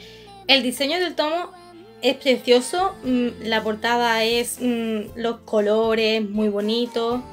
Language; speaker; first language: Spanish; native; Spanish